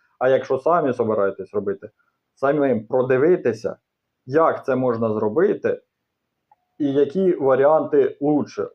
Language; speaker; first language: Ukrainian; native; Ukrainian